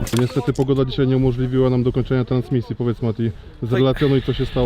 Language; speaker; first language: Polish; native; Polish